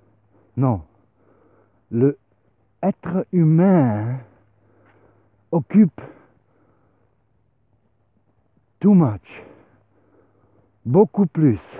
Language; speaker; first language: French; non-native, learner; Swiss German